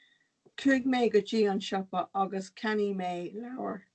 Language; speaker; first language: Irish; non-native, local second language; English